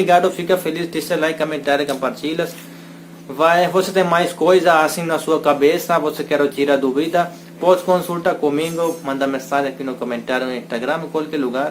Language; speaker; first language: Portuguese; non-native, learner; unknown